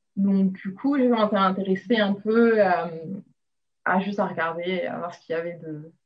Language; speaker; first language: French; non-native, local second language; Arabic